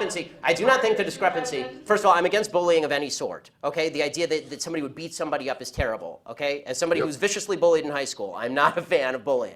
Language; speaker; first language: English; native; English